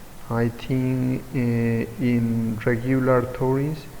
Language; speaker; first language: English; non-native, learner; Spanish